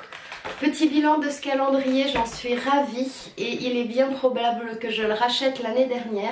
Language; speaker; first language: French; native; French